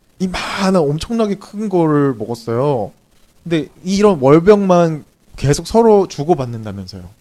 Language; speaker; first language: Korean; native; Korean